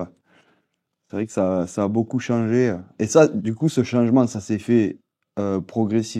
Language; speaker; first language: French; native; French